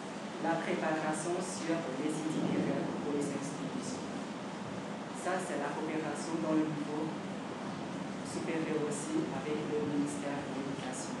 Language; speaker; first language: French; non-native, learner; Vietnamese